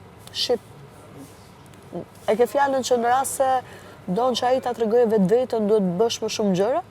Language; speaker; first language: Albanian; native; Albanian